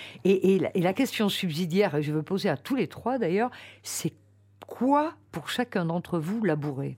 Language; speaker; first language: French; native; French